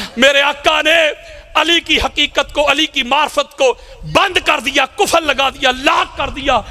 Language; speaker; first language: Urdu; non-native, local second language; Punjabi